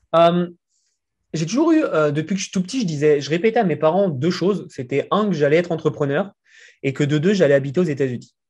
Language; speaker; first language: French; native; French